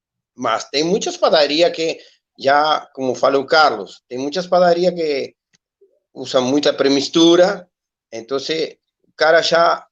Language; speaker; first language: Portuguese; non-native, learner; Spanish